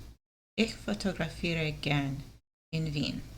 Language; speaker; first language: German; non-native, learner; English